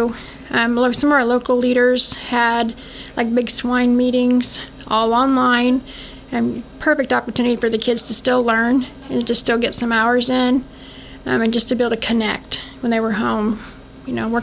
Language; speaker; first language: English; native; English